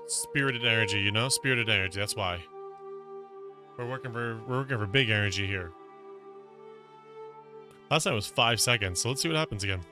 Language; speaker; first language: English; native; English